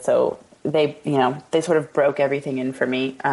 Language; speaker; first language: English; native; English